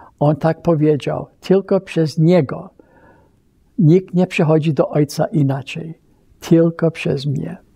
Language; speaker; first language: Polish; early bilingual, heritage; Polish